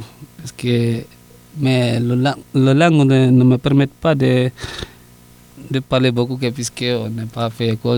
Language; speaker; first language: French; non-native, local second language; Susu